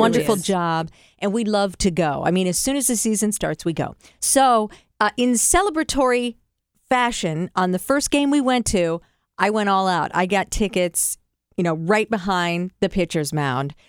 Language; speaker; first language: English; native; English